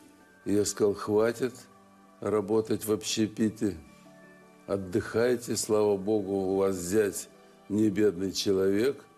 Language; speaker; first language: Russian; native; Russian